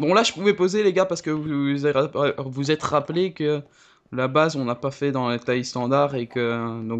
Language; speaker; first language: French; native; French